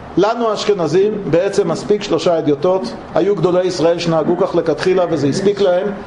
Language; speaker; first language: Hebrew; native; Hebrew